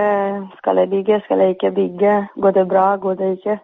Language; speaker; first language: Norwegian; non-native, fluent; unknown